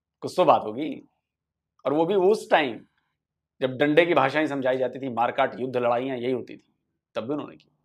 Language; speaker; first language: Hindi; native; Hindi